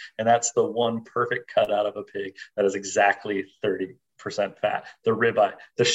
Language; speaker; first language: English; native; English